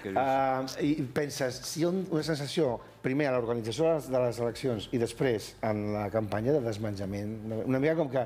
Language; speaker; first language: Catalan; native; Catalan